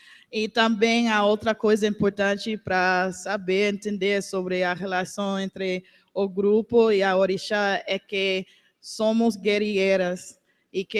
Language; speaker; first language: Portuguese; non-native, learner; English